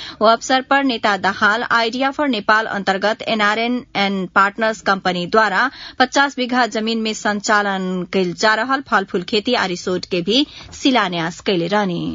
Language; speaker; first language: Bhojpuri; native; Bhojpuri